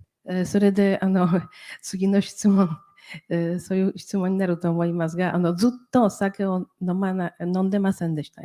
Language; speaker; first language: Japanese; non-native, fluent; Polish